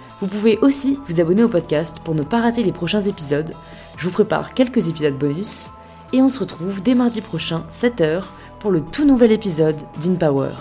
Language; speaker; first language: French; native; French